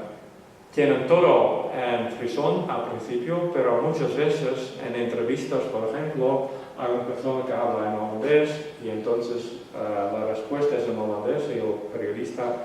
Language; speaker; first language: Spanish; non-native, fluent; Western Frisian